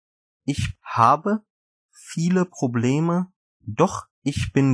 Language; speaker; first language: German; non-native, fluent; Urdu